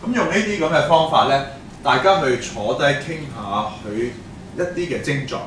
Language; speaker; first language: Cantonese; native; Cantonese